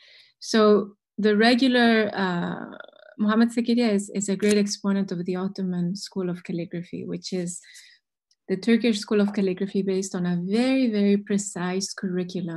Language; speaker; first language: English; non-native, fluent; Spanish